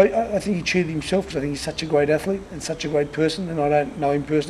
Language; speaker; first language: English; native; English